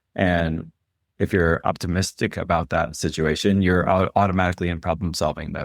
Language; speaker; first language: English; native; English